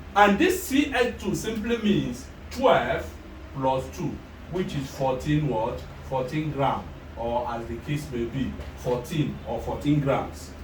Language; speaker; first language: English; non-native, local second language; Igbo